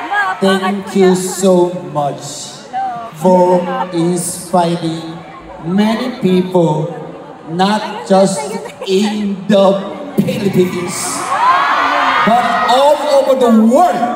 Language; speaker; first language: English; non-native, learner; Korean